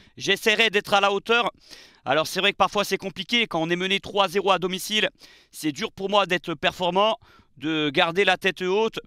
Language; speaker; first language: French; native; French